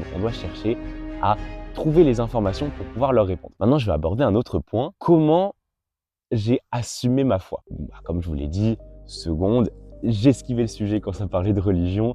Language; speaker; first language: French; native; French